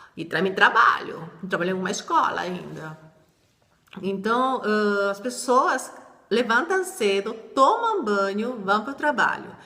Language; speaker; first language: Portuguese; non-native, fluent; Spanish